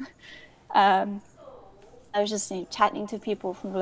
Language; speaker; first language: English; native; English